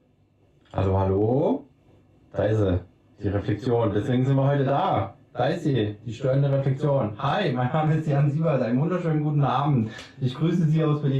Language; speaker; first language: German; native; German